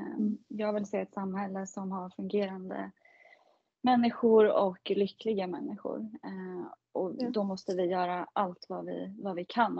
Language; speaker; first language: Swedish; native; Swedish